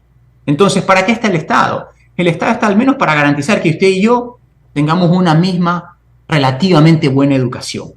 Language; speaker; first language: Spanish; native; Spanish